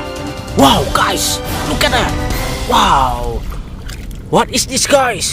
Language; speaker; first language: English; non-native, learner; Indonesian